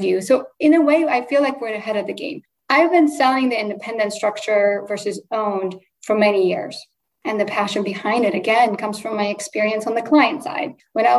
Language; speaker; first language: English; non-native, fluent; Polish